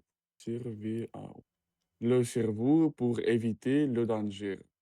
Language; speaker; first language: French; non-native, learner; Russian